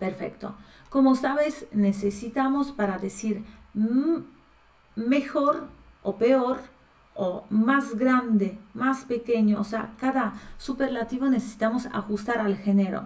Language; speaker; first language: Spanish; non-native, fluent; Polish